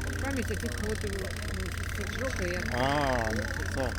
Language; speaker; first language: Russian; native; Russian